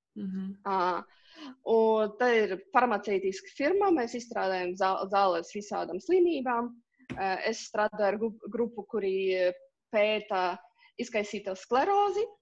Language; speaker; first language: Latvian; non-native, local second language; Russian